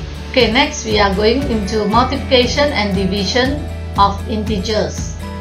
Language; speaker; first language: English; non-native, local second language; Chinese